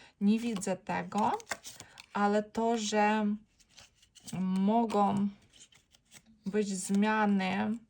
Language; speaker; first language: Polish; non-native, learner; Ukrainian